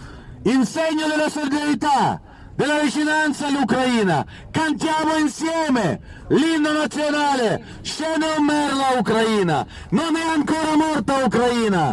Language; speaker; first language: Italian; non-native, fluent; Ukrainian